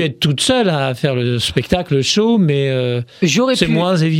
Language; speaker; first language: French; native; French